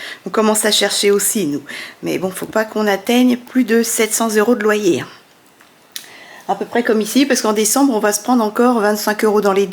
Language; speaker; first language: French; native; French